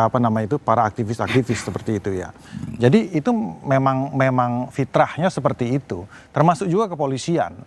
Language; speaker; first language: Indonesian; native; Indonesian